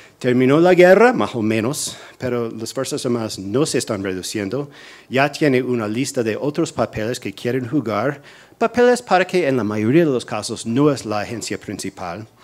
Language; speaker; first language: Spanish; non-native, fluent; English